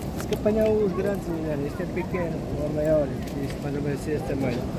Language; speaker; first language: Italian; non-native, learner; Portuguese